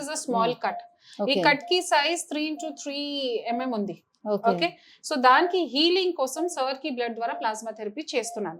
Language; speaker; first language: Telugu; non-native, fluent; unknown